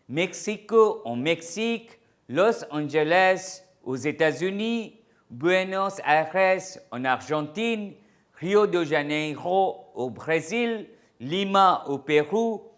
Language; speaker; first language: French; non-native, fluent; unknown